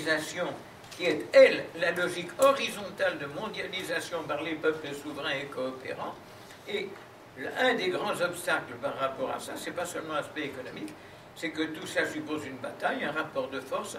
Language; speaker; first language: French; native; French